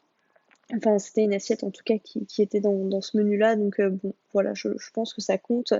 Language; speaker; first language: French; native; French